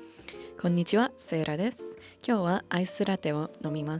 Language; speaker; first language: Japanese; non-native, fluent; English